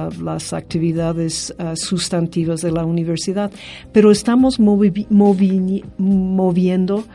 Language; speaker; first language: Spanish; non-native, fluent; English